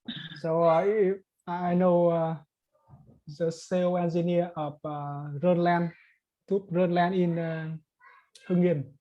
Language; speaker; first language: English; non-native, learner; Vietnamese